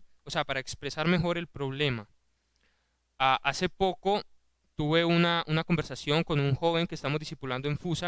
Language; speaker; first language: Spanish; native; Spanish